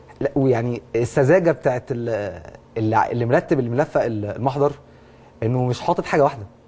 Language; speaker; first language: Egyptian Arabic; native; Egyptian Arabic